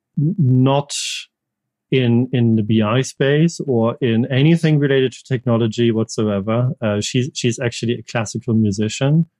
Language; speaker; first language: English; non-native, fluent; German